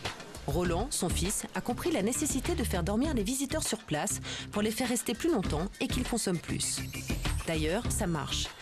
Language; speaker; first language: French; native; French